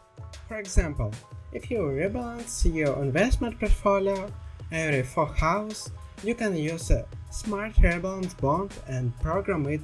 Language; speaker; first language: English; non-native, learner; Russian